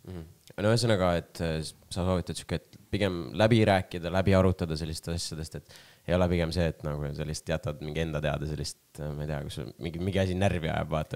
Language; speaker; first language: Estonian; non-native, local second language; Russian